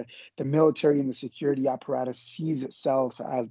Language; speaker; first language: English; native; English